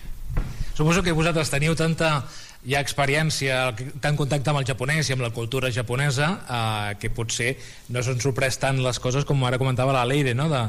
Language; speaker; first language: Catalan; native; Catalan